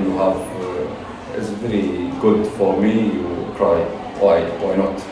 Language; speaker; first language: English; non-native, learner; Arabic